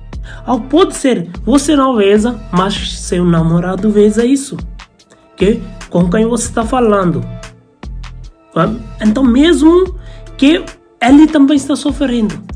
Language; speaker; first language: Portuguese; non-native, learner; Hindi